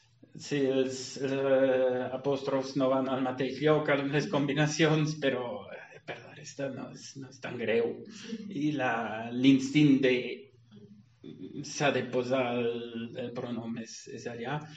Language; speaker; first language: Catalan; non-native, fluent; German